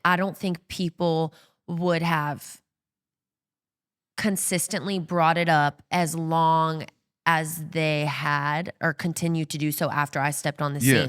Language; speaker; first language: English; native; English